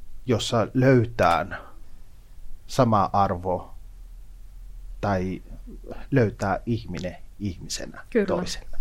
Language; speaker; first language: Finnish; non-native, fluent; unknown